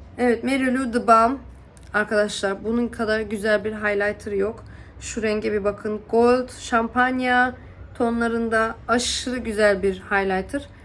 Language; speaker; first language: Turkish; early bilingual, heritage; Turkish